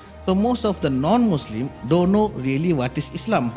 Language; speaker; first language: English; non-native, local second language; Malay